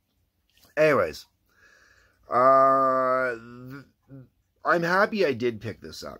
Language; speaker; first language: English; native; English